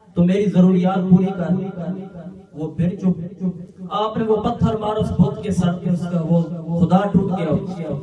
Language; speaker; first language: Urdu; non-native, local second language; Punjabi